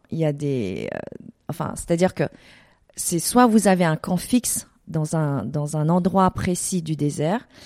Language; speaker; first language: French; early bilingual, other home language; Vietnamese